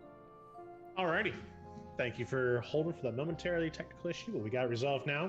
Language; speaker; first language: English; native; English